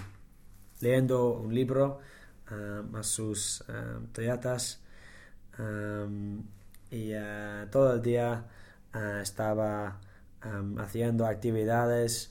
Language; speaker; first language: Spanish; non-native, learner; English